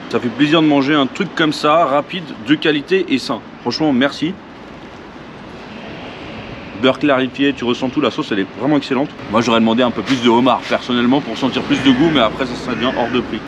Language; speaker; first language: French; native; French